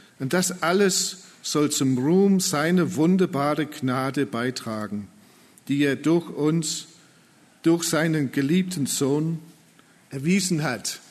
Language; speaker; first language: German; non-native, fluent; English